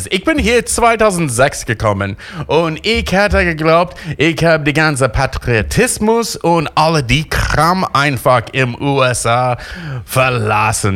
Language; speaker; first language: German; non-native, fluent; English